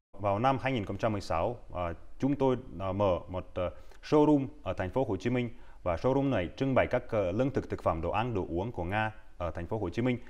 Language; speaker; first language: Vietnamese; non-native, fluent; Russian